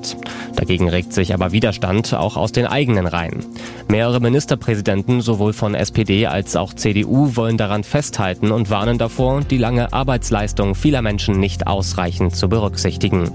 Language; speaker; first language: German; native; German